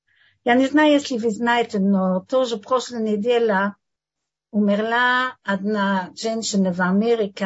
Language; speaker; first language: Russian; non-native, fluent; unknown